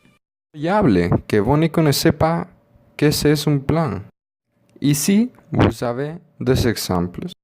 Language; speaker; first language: French; non-native, learner; Spanish